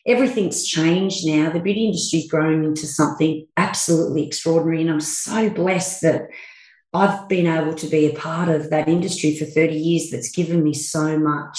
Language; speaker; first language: English; native; English